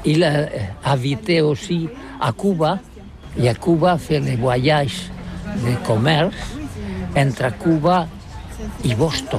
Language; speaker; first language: French; non-native, learner; Catalan